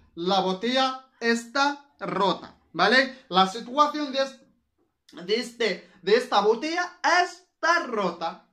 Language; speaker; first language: Spanish; non-native, fluent; Arabic